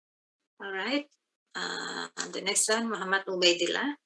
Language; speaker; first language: English; non-native, fluent; Indonesian